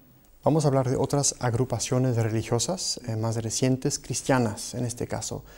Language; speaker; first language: Spanish; native; Spanish